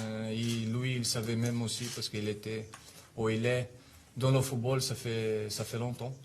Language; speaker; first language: French; non-native, fluent; Italian